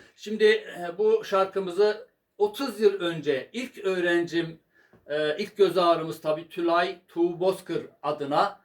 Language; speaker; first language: Turkish; native; Turkish